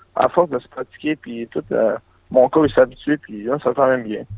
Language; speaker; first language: French; native; French